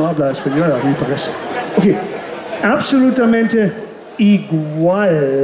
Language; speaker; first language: Spanish; non-native, fluent; German